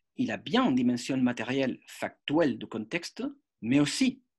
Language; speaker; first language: French; non-native, fluent; Spanish